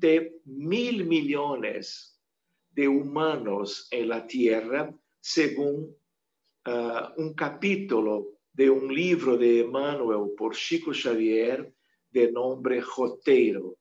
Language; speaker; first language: Spanish; non-native, fluent; Portuguese